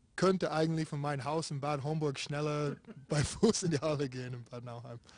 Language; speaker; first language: German; non-native, fluent; English